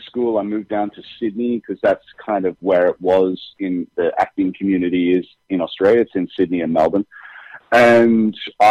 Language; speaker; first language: English; native; English